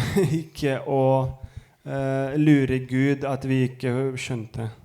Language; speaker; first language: Norwegian; non-native, fluent; Lithuanian